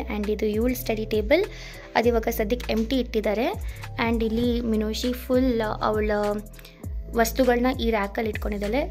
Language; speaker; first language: Kannada; non-native, local second language; Telugu